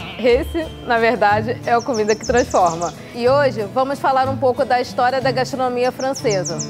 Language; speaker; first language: Portuguese; native; Portuguese